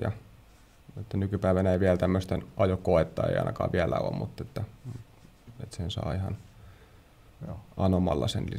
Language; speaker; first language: Finnish; native; Finnish